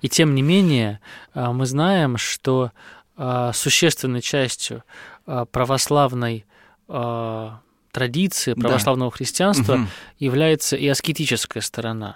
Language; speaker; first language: Russian; native; Russian